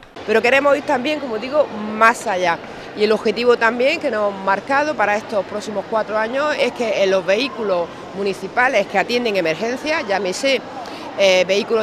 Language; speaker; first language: Spanish; native; Spanish